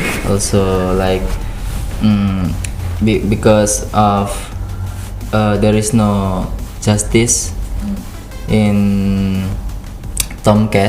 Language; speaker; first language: English; non-native, learner; Indonesian